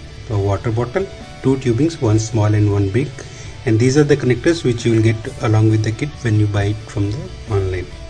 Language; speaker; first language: English; non-native, local second language; Hindi